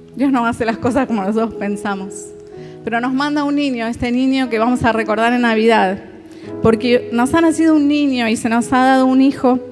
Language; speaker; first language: Spanish; native; Spanish